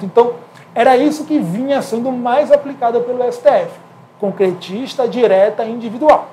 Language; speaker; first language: Portuguese; native; Portuguese